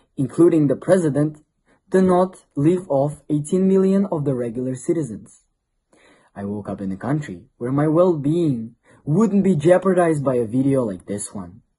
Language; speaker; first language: English; non-native, fluent; Kazakh